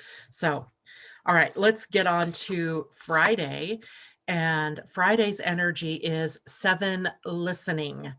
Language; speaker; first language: English; native; English